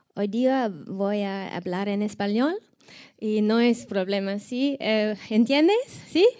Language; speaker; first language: Spanish; non-native, learner; German